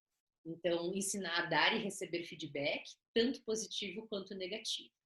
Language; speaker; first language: Portuguese; native; Portuguese